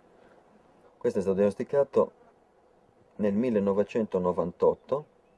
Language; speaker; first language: Italian; native; Italian